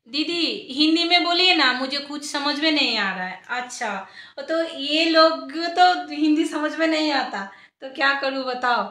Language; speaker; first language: Hindi; non-native, local second language; Bangla